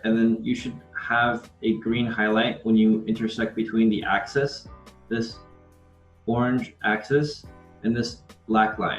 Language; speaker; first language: English; native; English